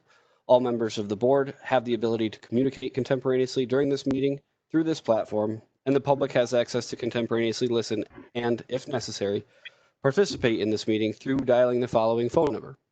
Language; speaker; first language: English; native; English